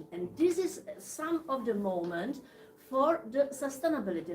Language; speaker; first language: English; non-native, learner; Czech